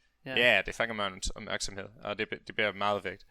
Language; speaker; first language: Danish; non-native, learner; English